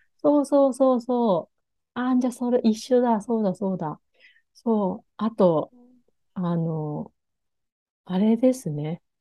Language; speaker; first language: Japanese; native; Japanese